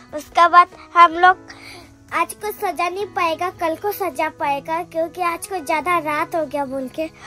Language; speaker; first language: Hindi; non-native, local second language; Chakma